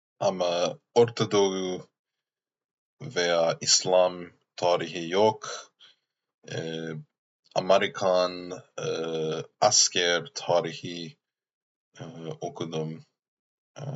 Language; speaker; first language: Turkish; non-native, learner; English